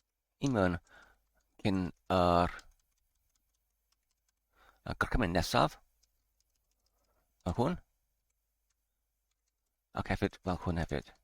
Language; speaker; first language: Welsh; non-native, learner; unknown